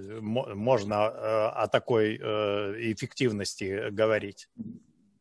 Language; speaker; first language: Russian; native; Russian